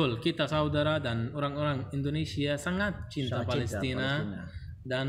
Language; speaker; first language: Indonesian; non-native, learner; Arabic